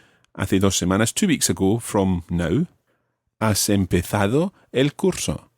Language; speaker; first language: Spanish; non-native, fluent; English